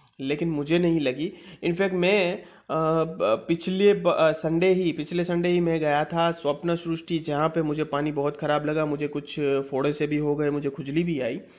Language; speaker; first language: Hindi; non-native, local second language; Gujarati